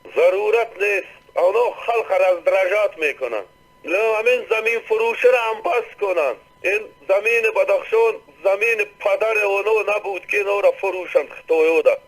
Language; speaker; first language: Tajik; non-native, local second language; Shughni